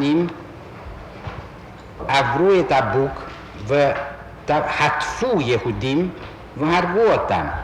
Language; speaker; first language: Hebrew; non-native, fluent; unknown